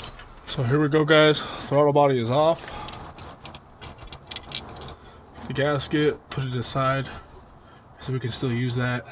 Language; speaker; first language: English; native; English